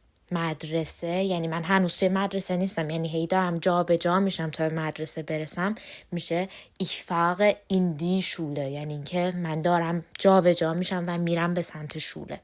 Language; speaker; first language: Persian; native; Persian